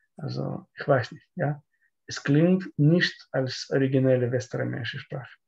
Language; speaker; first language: German; non-native, learner; Russian